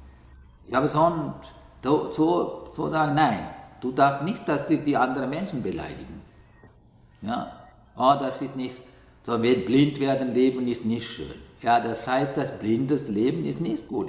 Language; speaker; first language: German; non-native, learner; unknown